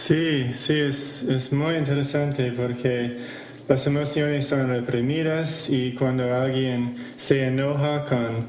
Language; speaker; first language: Spanish; non-native, fluent; English